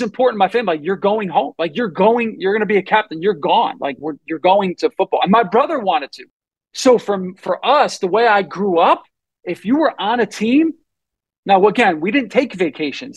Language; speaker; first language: English; native; English